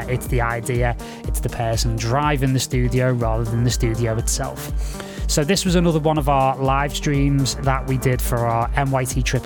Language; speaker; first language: English; native; English